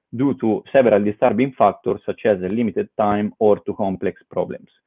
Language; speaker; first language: English; non-native, fluent; Italian